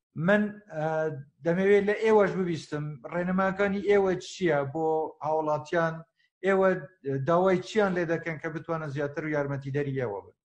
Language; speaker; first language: Central Kurdish; non-native, local second language; Kurdish